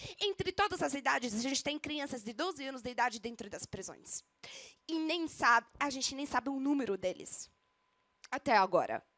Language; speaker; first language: Portuguese; non-native, fluent; Arabic